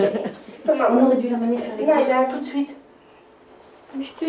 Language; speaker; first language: French; native; French